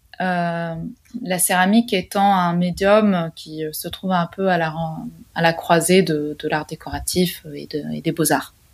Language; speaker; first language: French; non-native, fluent; Italian